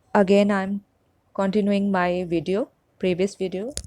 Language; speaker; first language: English; non-native, local second language; Punjabi